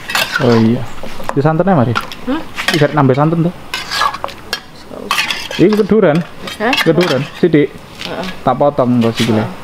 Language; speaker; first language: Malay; non-native, local second language; Javanese